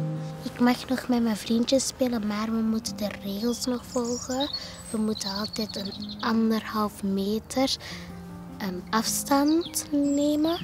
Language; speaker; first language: Dutch; early bilingual, other home language; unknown